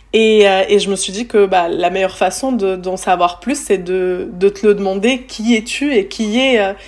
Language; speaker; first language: French; native; French